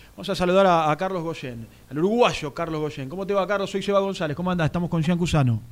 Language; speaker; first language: Spanish; native; Spanish